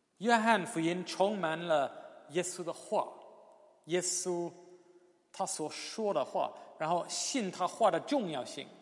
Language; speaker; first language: Chinese; non-native, fluent; English